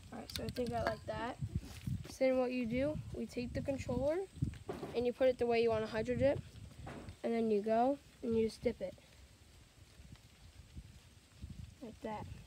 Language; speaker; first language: English; native; English